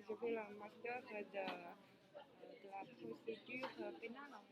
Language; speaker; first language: French; non-native, learner; Chinese